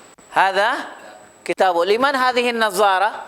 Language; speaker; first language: Arabic; non-native, fluent; Urdu